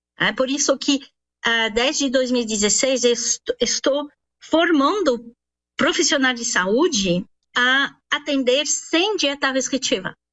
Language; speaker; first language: Portuguese; non-native, fluent; French